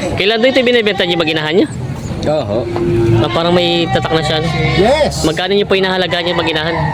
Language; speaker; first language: Filipino; native; Filipino